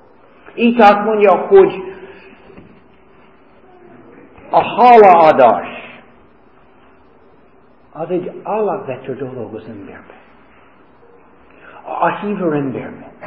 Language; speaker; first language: Hungarian; non-native, fluent; English